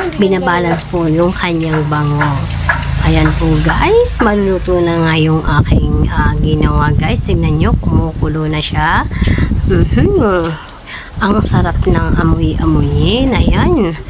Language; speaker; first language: Filipino; non-native, local second language; Bikol